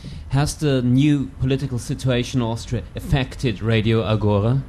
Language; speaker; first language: English; non-native, fluent; German